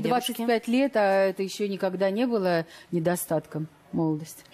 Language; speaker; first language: Russian; native; Russian